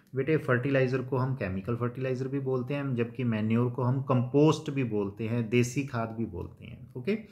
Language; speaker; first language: Hindi; non-native, local second language; Punjabi